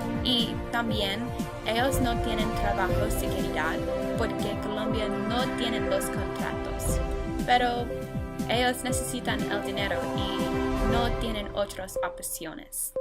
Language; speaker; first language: Spanish; non-native, learner; English